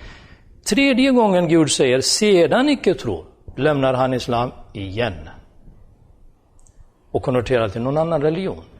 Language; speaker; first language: Swedish; non-native, fluent; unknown